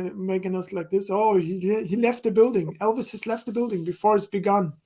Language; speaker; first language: English; non-native, fluent; German